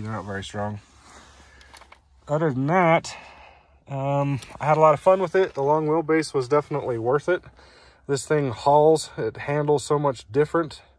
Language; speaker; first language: English; native; English